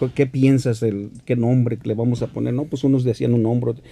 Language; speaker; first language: Spanish; native; Spanish